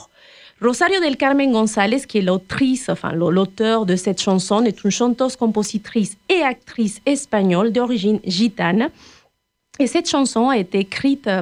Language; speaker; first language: French; native; French